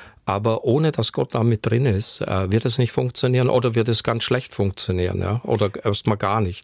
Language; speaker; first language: German; native; German